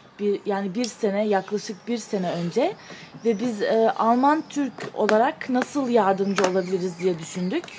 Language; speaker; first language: Turkish; early bilingual, other home language; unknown